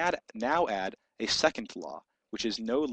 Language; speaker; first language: English; native; English